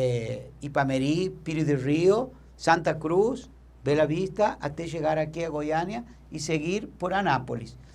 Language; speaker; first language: Portuguese; non-native, learner; Spanish